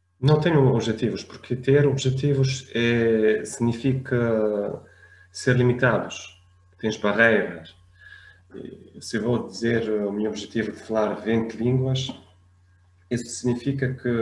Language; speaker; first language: Portuguese; non-native, fluent; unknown